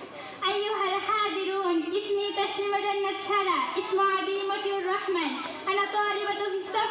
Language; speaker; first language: Arabic; non-native, learner; Bangla